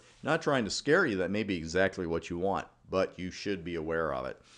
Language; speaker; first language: English; native; English